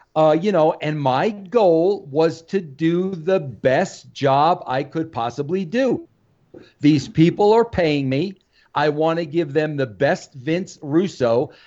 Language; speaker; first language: English; native; English